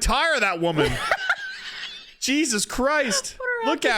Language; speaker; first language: English; native; English